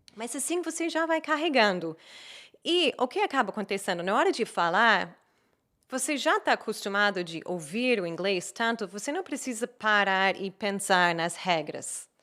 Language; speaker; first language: Portuguese; non-native, fluent; English